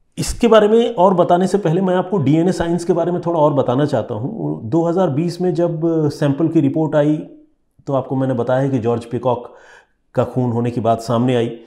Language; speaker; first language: Hindi; non-native, local second language; Bangla